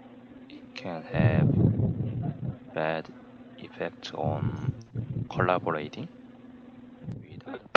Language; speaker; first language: English; non-native, learner; Korean